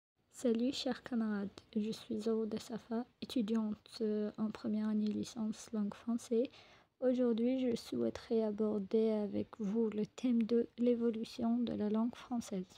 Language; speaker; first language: French; non-native, local second language; Arabic